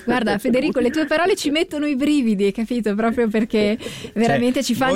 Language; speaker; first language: Italian; native; Italian